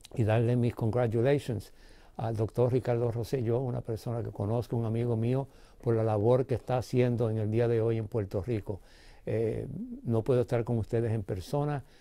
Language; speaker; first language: Spanish; early bilingual, heritage; Spanish